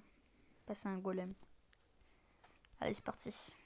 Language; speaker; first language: French; native; French